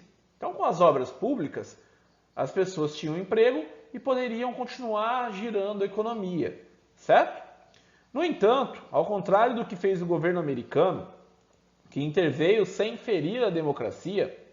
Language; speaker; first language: Portuguese; native; Portuguese